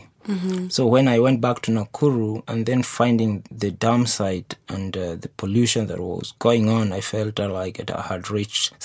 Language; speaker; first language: English; non-native, local second language; Kikuyu